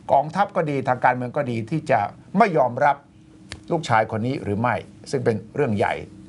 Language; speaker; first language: Thai; native; Thai